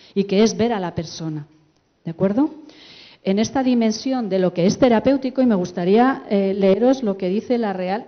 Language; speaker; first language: Spanish; native; Spanish